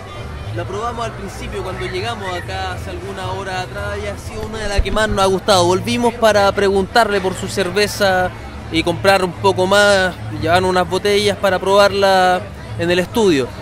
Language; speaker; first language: Spanish; native; Spanish